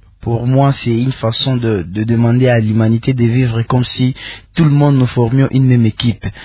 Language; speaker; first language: French; non-native, local second language; Nande